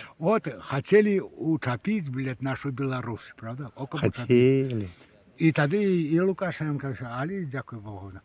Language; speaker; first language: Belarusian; native; Belarusian